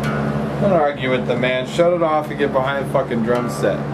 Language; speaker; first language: English; native; English